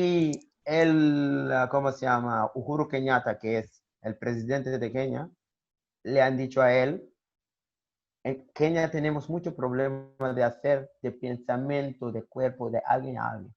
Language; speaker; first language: Spanish; non-native, learner; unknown